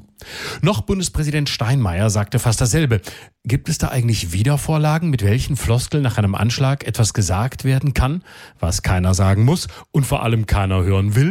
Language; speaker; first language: German; native; German